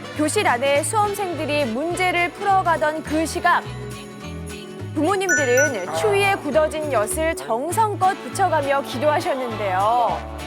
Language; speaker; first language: Korean; native; Korean